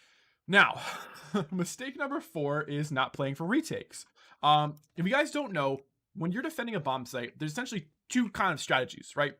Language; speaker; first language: English; native; English